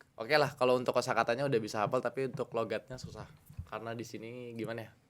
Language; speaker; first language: Indonesian; native; Indonesian